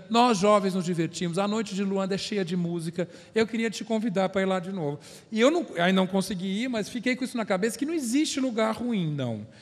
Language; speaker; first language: Portuguese; native; Portuguese